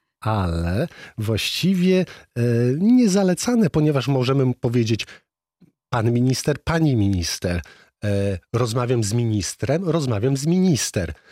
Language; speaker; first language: Polish; native; Polish